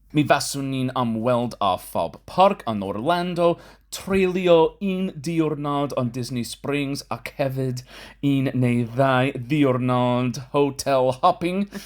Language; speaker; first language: Welsh; non-native, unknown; English